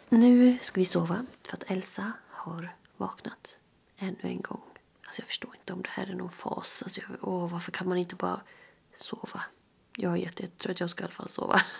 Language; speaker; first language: Swedish; native; Swedish